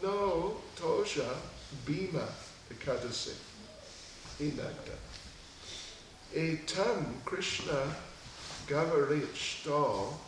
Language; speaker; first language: Russian; non-native, learner; English